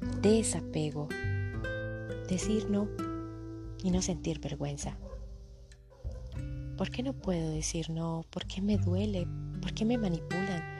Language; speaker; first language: Spanish; native; Spanish